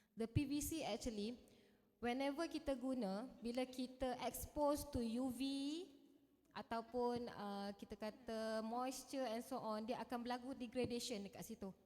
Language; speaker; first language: Malay; native; Malay